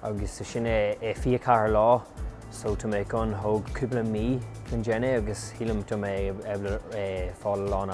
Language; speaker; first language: Irish; non-native, local second language; English